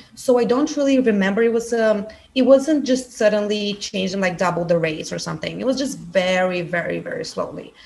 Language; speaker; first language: English; non-native, fluent; Bulgarian